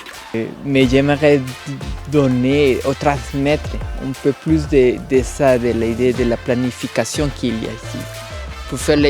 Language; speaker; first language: French; non-native, learner; Spanish